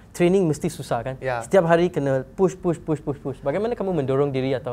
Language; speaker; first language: Malay; native; Malay